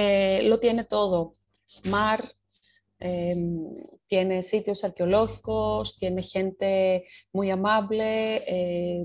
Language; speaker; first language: Spanish; non-native, fluent; Greek